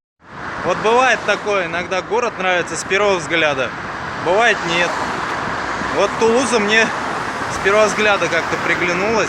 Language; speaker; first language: Russian; native; Russian